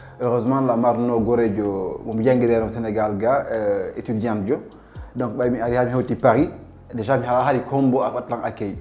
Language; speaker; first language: French; non-native, local second language; Fula